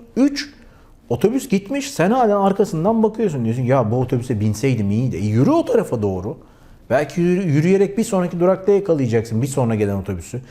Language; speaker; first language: Turkish; native; Turkish